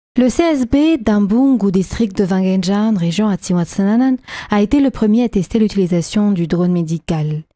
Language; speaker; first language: French; non-native, local second language; Malagasy